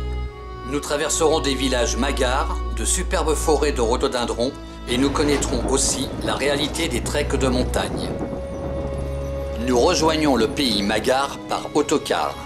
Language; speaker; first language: French; native; French